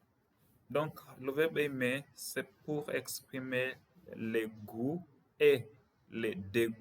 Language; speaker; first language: French; non-native, fluent; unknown